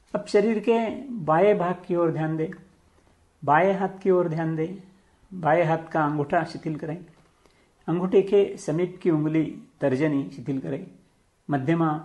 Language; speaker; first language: Hindi; non-native, local second language; Marathi